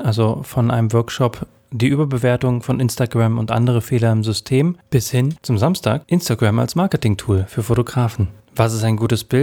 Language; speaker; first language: German; native; German